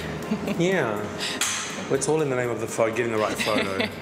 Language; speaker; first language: English; native; English